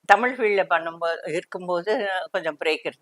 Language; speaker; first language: Tamil; non-native, local second language; Telugu